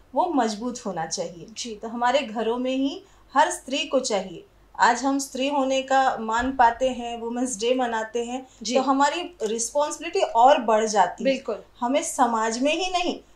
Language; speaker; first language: Hindi; native; Hindi